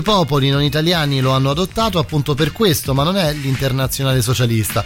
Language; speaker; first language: Italian; native; Italian